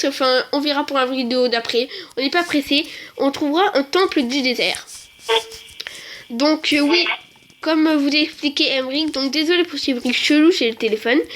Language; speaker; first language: French; native; French